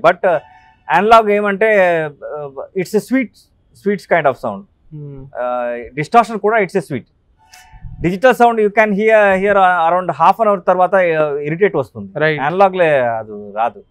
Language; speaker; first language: Telugu; non-native, local second language; Kannada